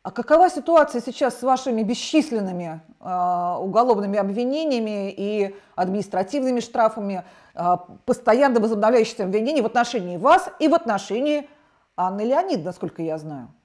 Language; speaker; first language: Russian; native; Russian